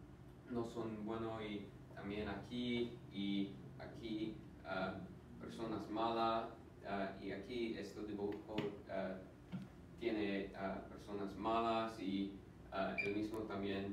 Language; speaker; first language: Spanish; non-native, learner; English